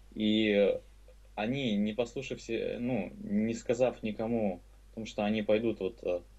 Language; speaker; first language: Russian; native; Russian